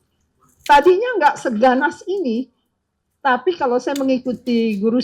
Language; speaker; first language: Indonesian; native; Indonesian